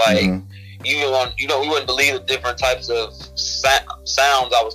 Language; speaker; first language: English; native; English